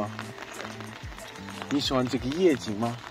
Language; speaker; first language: Chinese; non-native, fluent; English